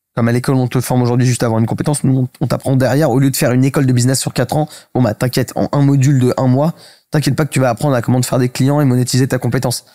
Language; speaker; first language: French; native; French